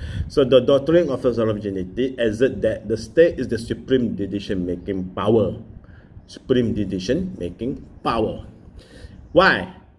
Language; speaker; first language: English; non-native, local second language; Malay